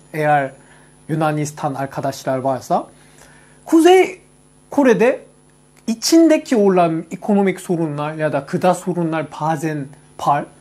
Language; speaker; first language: Turkish; non-native, learner; Korean